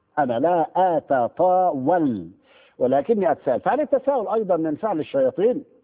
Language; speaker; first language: Arabic; native; Arabic